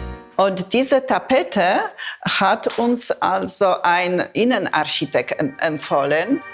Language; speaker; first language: German; non-native, fluent; Polish